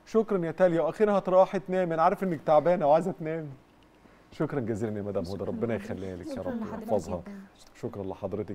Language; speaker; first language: Arabic; native; Arabic